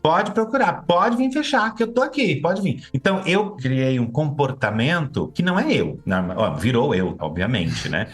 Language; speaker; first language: Portuguese; native; Portuguese